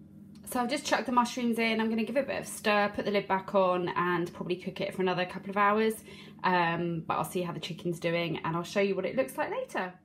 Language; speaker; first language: English; native; English